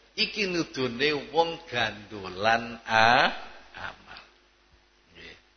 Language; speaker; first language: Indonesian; native; Indonesian